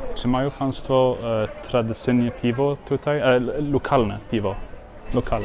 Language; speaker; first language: Polish; non-native, learner; Norwegian